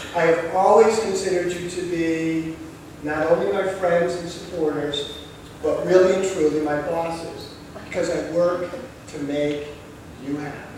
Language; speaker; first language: English; native; English